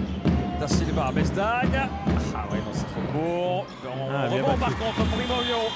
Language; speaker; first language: French; native; French